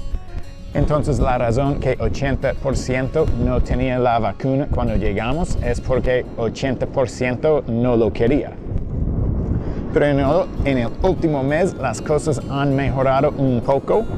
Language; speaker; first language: Spanish; non-native, fluent; English